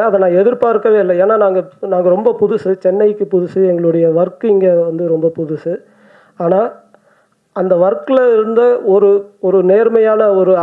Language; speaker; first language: Tamil; native; Tamil